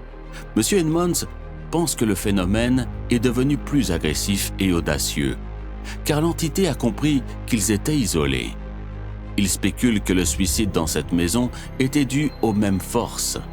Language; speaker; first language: French; native; French